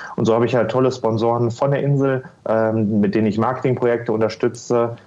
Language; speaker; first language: German; native; German